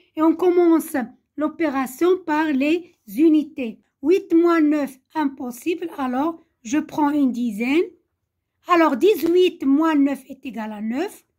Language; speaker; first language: French; non-native, local second language; Arabic